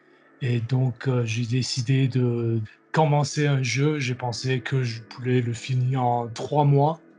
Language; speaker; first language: French; non-native, learner; English